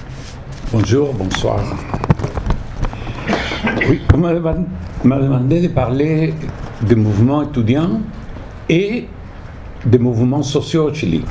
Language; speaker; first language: French; non-native, fluent; Spanish